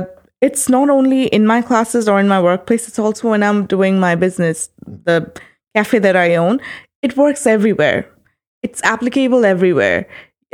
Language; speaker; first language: English; non-native, local second language; Bangla